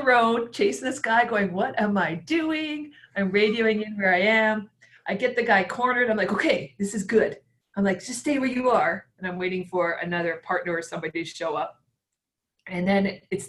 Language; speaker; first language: English; native; English